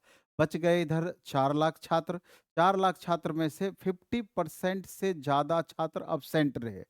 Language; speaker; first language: Hindi; native; Hindi